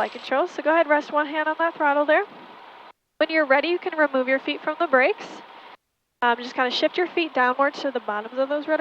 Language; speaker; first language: English; native; English